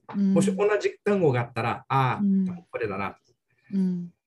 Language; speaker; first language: Japanese; early bilingual, heritage; Japanese